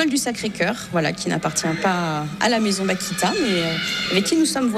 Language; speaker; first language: French; native; French